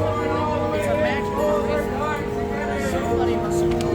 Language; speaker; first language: English; native; English